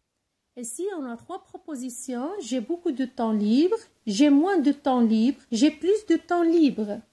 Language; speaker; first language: French; non-native, local second language; Arabic